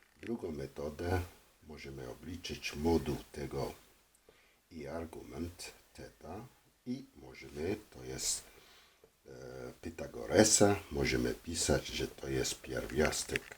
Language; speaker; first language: Polish; non-native, learner; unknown